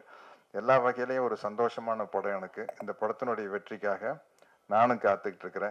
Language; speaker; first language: Tamil; native; Tamil